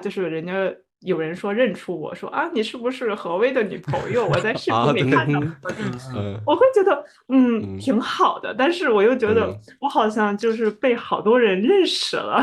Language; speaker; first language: Chinese; native; Chinese